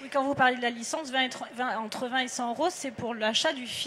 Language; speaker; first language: French; native; French